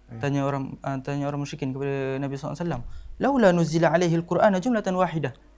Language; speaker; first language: Malay; native; Malay